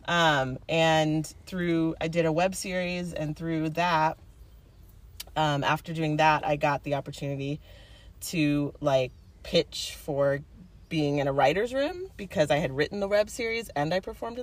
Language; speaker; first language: English; native; English